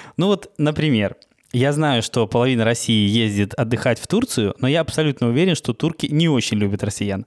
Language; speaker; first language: Russian; native; Russian